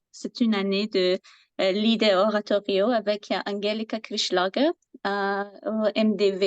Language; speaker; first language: French; non-native, learner; Persian